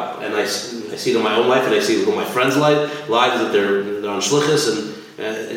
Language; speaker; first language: English; native; English